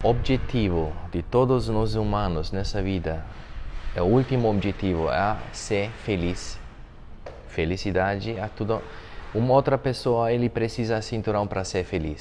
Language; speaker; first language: Portuguese; non-native, fluent; German